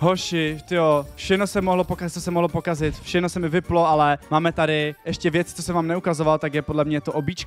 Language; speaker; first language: Czech; native; Czech